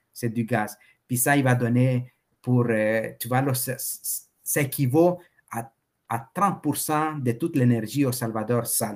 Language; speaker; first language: French; non-native, fluent; Spanish